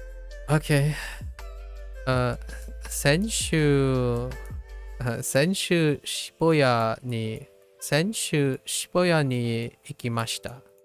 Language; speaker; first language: Japanese; non-native, learner; English